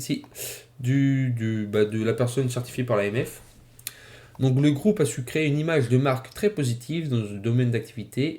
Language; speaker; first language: French; native; French